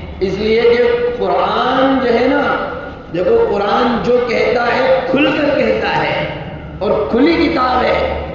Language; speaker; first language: Urdu; native; Urdu